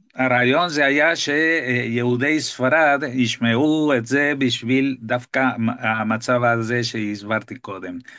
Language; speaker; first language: Hebrew; non-native, fluent; Spanish